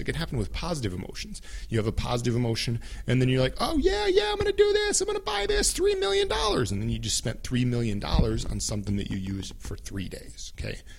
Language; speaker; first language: English; native; English